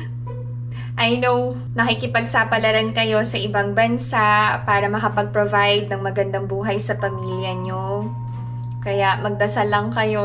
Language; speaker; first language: Filipino; native; Filipino